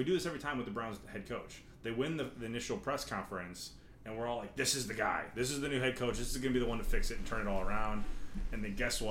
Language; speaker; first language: English; native; English